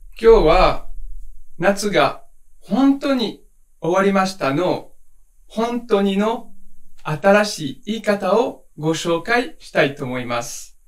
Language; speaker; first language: Japanese; non-native, fluent; French